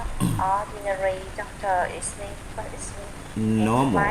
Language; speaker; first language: English; non-native, learner; Vietnamese